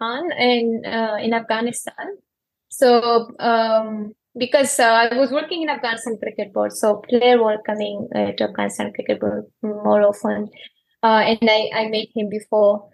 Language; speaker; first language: English; non-native, fluent; Persian